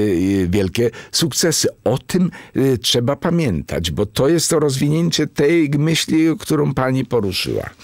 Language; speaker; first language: Polish; native; Polish